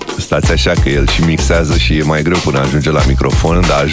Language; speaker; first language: Romanian; native; Romanian